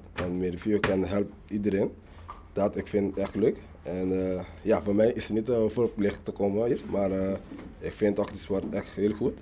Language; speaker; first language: Dutch; non-native, learner; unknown